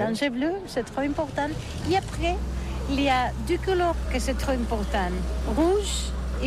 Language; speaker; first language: French; non-native, learner; Catalan